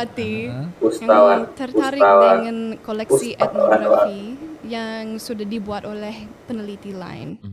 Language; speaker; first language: Indonesian; non-native, fluent; English